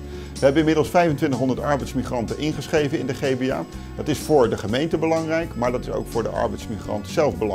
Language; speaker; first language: Dutch; native; Dutch